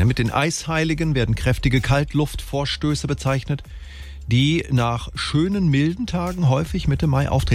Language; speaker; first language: German; native; German